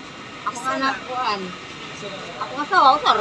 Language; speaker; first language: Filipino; non-native, local second language; Cebuano